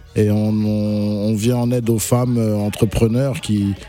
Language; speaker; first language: French; non-native, local second language; Lingala